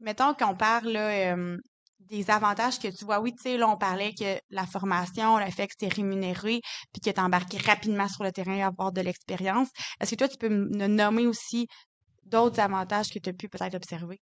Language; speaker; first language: French; native; French